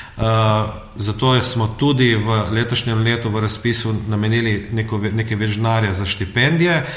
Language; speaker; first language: Slovenian; native; Slovenian